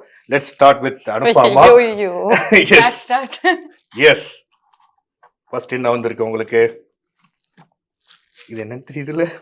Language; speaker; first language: Tamil; native; Tamil